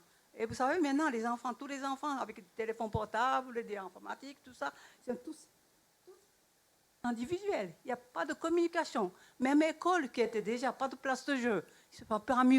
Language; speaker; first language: French; non-native, learner; Japanese